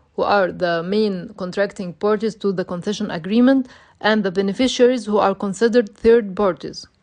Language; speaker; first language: English; non-native, fluent; Arabic